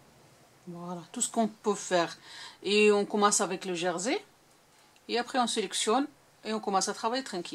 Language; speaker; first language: French; non-native, local second language; Arabic